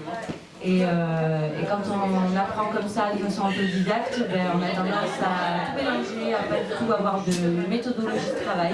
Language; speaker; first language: French; native; French